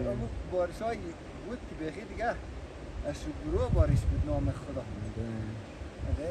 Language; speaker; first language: Persian; native; Persian